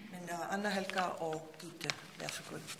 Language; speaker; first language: Danish; non-native, fluent; Icelandic